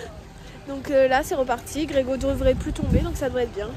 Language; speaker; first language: French; native; French